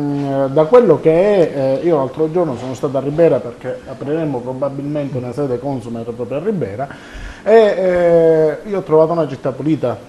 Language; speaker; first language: Italian; native; Italian